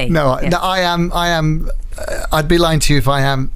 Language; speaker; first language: English; native; English